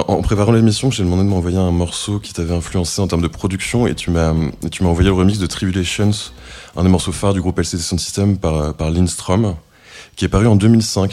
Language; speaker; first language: French; native; French